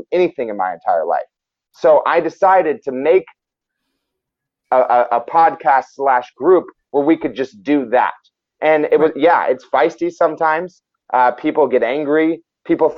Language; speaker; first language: English; native; English